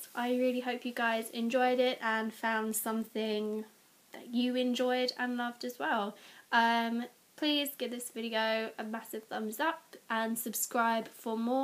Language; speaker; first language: English; native; English